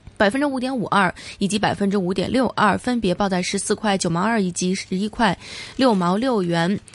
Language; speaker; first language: Chinese; non-native, local second language; Cantonese